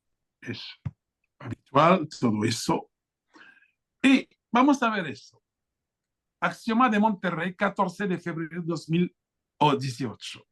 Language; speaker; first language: Spanish; non-native, fluent; French